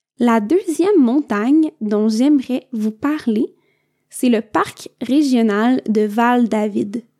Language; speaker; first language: French; native; French